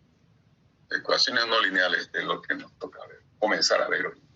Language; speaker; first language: Spanish; native; Spanish